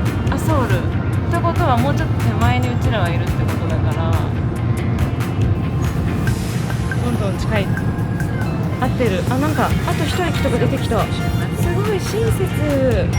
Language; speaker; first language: Japanese; native; Japanese